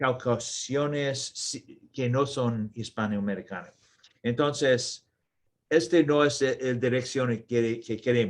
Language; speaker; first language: Spanish; non-native, learner; English